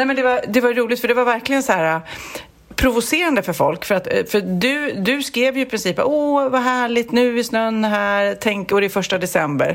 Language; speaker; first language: Swedish; native; Swedish